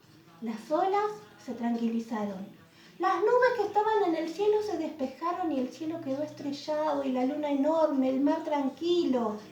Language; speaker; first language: Spanish; native; Spanish